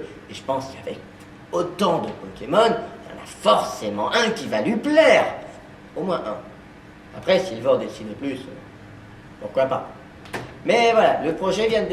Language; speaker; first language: French; native; French